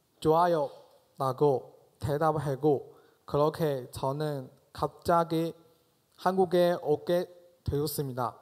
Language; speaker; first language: Korean; non-native, fluent; Chinese